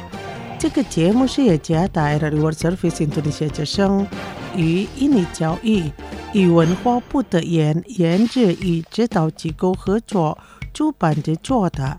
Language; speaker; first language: Chinese; non-native, fluent; Indonesian